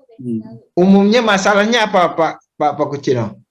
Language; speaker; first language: Indonesian; native; Indonesian